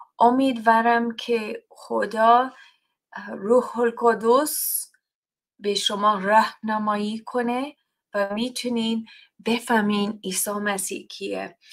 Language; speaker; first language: Tajik; non-native, learner; English